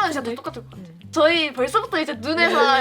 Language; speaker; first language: Korean; native; Korean